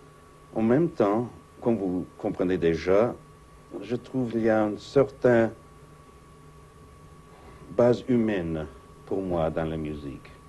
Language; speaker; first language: French; non-native, fluent; English